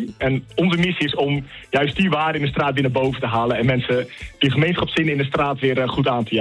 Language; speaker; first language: Dutch; native; Dutch